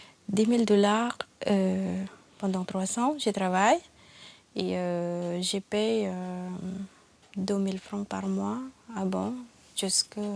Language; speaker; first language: French; non-native, learner; Filipino